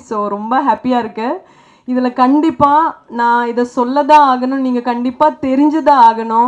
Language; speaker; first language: Tamil; non-native, local second language; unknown